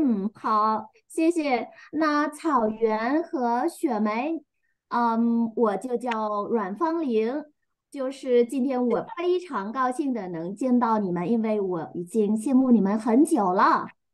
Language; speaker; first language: Chinese; non-native, fluent; Vietnamese